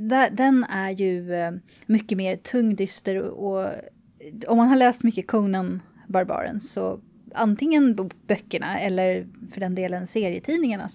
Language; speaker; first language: Swedish; native; Swedish